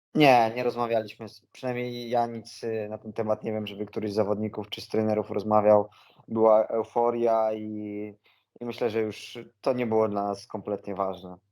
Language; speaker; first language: Polish; native; Polish